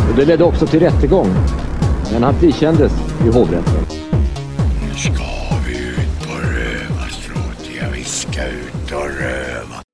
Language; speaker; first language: Swedish; native; Swedish